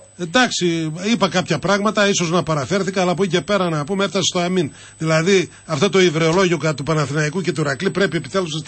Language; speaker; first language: Greek; native; Greek